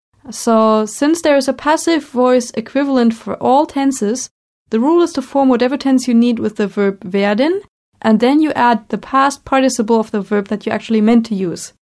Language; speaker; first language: English; non-native, fluent; German